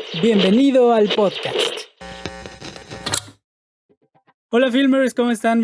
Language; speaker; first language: Spanish; native; Spanish